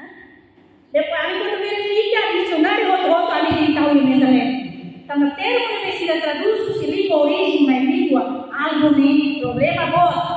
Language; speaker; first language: Portuguese; non-native, learner; Tetum